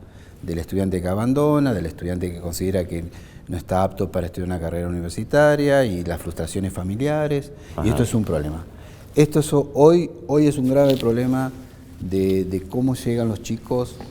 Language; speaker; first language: Spanish; native; Spanish